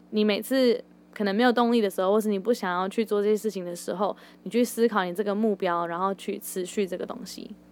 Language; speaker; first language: Chinese; early bilingual, heritage; Chinese